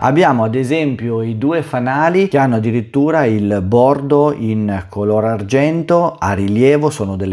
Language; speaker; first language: Italian; native; Italian